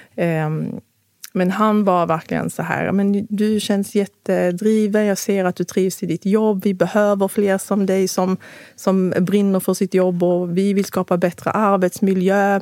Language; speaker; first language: Swedish; early bilingual, other home language; Arabic